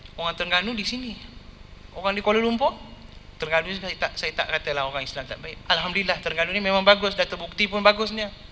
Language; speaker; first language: Malay; non-native, local second language; Tamil